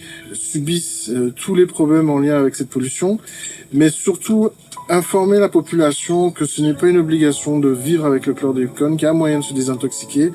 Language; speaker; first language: French; native; French